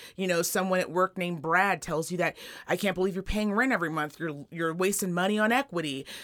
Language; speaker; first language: English; native; English